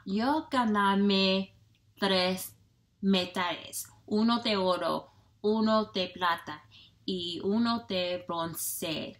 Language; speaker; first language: Spanish; non-native, learner; English